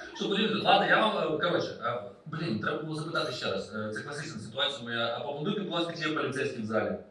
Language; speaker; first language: Ukrainian; non-native, local second language; Russian